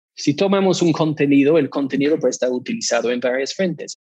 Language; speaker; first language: Spanish; non-native, fluent; English